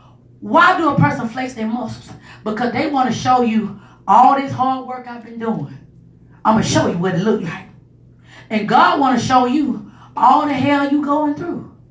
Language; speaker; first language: English; native; English